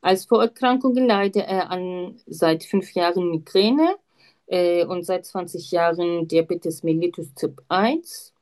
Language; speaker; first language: German; non-native, learner; Turkish